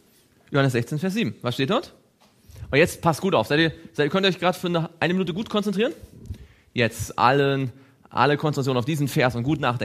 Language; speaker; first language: German; native; German